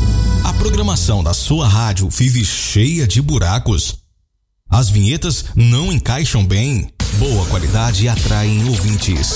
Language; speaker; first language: Portuguese; native; Portuguese